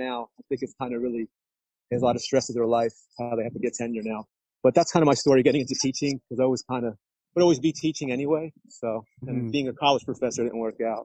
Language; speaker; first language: English; native; English